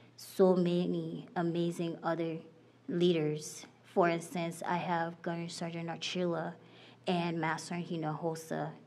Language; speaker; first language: English; non-native, fluent; Haitian Creole